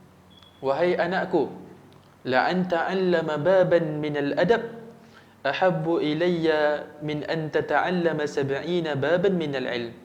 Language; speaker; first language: Arabic; non-native, fluent; Malay